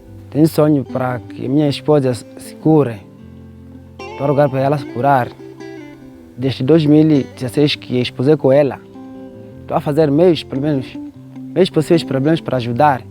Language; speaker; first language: Portuguese; non-native, local second language; Makhuwa